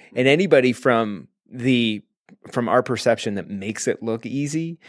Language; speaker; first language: English; native; English